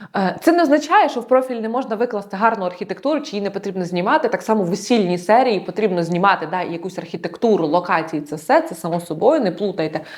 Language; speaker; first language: Ukrainian; non-native, local second language; Russian